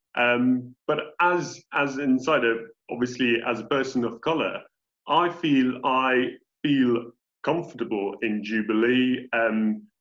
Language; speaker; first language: English; native; English